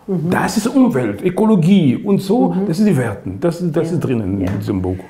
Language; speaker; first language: German; non-native, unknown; Lingala